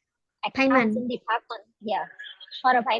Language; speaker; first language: English; non-native, learner; Vietnamese